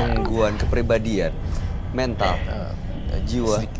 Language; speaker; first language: Indonesian; native; Indonesian